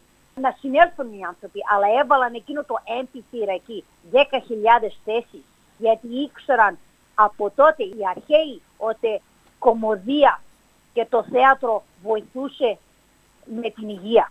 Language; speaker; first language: Greek; early bilingual, heritage; English